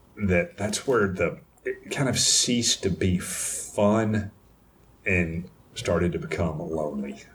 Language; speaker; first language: English; native; English